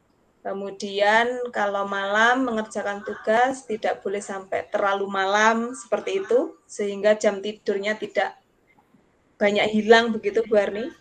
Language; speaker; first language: Indonesian; non-native, local second language; Javanese